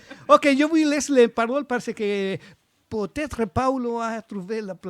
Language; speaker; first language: French; non-native, learner; Spanish